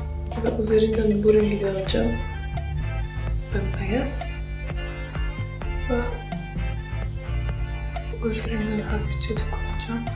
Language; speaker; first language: Turkish; non-native, fluent; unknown